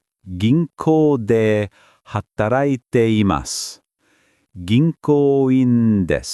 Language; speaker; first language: Japanese; non-native, learner; English